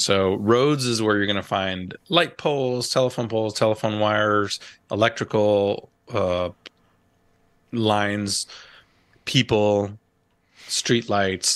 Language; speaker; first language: English; native; English